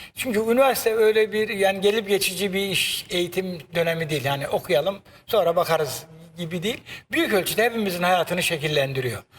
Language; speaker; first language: Turkish; native; Turkish